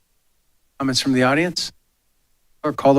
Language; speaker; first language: English; native; English